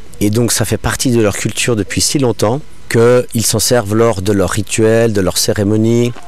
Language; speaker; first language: French; non-native, local second language; English